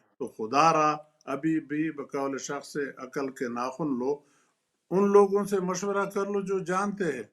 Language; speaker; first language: Urdu; non-native, local second language; Pashto